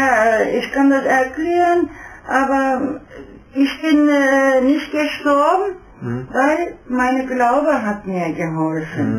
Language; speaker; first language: German; non-native, fluent; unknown